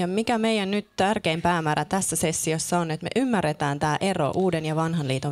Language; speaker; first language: Finnish; native; Finnish